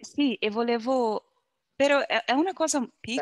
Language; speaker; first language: Italian; non-native, learner; Portuguese